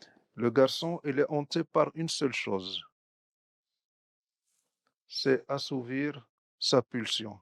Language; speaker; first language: French; non-native, local second language; Arabic